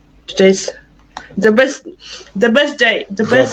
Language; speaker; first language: English; non-native, fluent; Russian